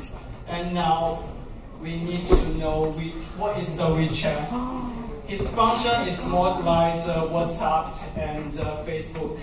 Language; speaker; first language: English; non-native, learner; Chinese